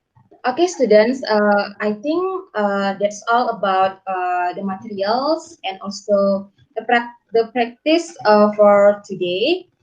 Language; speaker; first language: English; non-native, learner; Indonesian